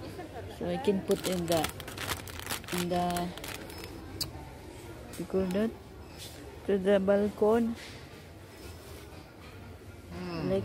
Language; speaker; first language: English; non-native, learner; Filipino